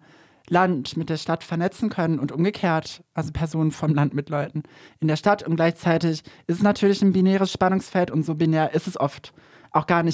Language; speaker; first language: German; native; German